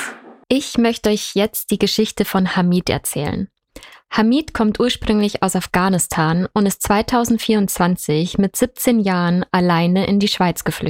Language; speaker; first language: German; native; German